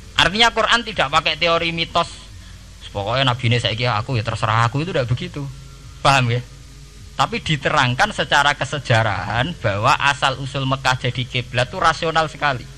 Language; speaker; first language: Indonesian; non-native, local second language; Javanese